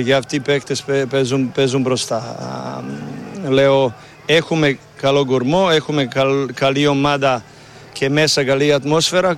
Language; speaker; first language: Greek; non-native, learner; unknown